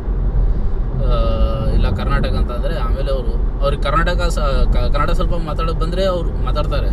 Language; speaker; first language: Kannada; non-native, local second language; Urdu